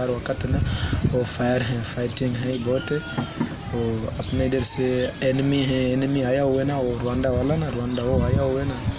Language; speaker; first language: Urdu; non-native, learner; Swahili